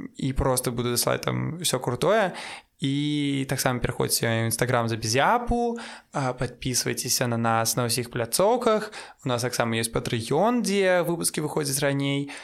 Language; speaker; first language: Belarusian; non-native, local second language; Russian